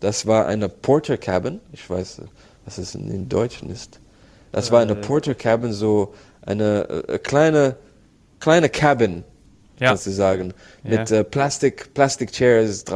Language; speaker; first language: German; non-native, learner; Arabic